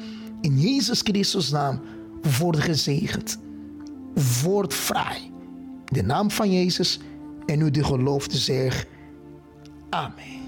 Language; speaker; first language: Dutch; non-native, fluent; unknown